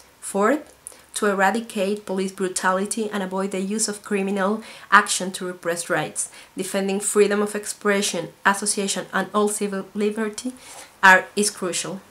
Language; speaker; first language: English; non-native, fluent; Spanish